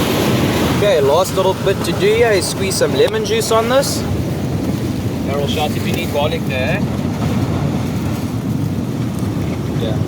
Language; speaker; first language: English; native; English